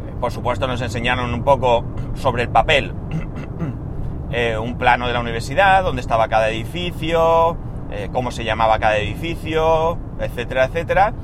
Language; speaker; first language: Spanish; native; Spanish